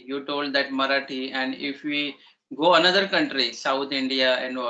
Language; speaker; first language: English; non-native, learner; Marathi